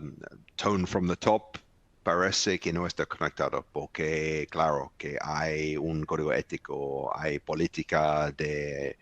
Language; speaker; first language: Spanish; non-native, fluent; English